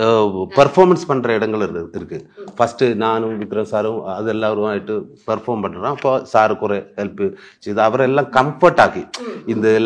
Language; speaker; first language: Tamil; non-native, learner; Malayalam